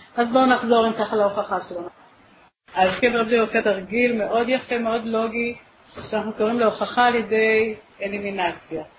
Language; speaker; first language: Hebrew; native; Hebrew